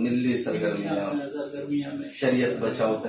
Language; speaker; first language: Hindi; native; Hindi